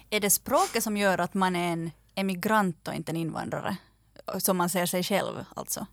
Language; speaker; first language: Swedish; native; Swedish